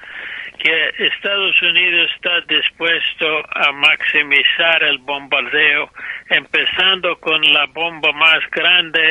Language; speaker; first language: Spanish; non-native, fluent; English